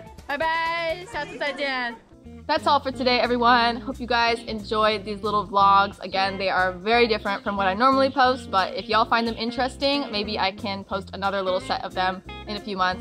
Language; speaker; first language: English; native; English